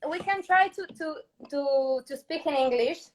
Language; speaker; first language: English; non-native, learner; Spanish